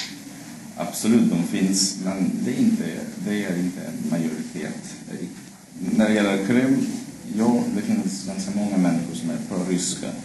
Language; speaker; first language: Swedish; non-native, fluent; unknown